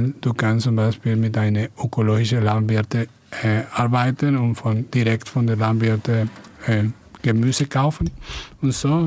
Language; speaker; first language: German; non-native, fluent; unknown